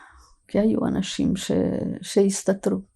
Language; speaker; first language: Hebrew; non-native, fluent; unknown